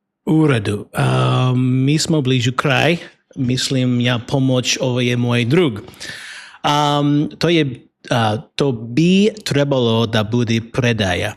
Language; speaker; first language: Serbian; non-native, learner; English